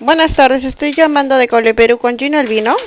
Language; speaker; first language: Spanish; native; Spanish